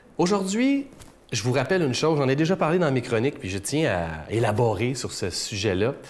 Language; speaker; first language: French; native; French